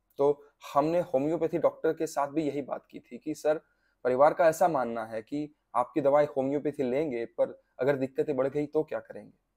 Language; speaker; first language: Hindi; non-native, local second language; Gujarati